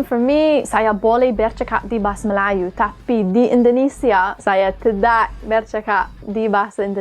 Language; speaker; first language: Indonesian; non-native, learner; English